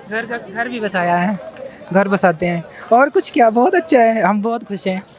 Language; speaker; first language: Hindi; native; Hindi